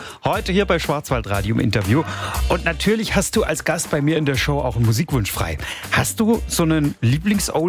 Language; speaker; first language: German; native; German